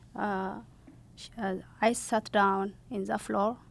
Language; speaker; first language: English; non-native, learner; Amharic